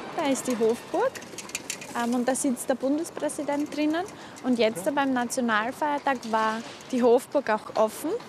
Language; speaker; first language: German; native; German